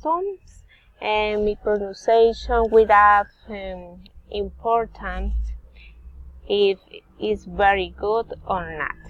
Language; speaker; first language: English; non-native, learner; Spanish